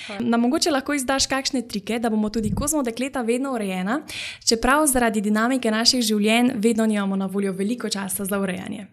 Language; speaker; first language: Slovenian; native; Slovenian